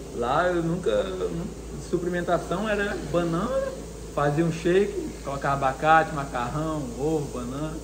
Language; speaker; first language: Portuguese; native; Portuguese